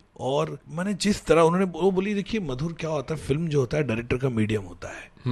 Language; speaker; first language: Hindi; native; Hindi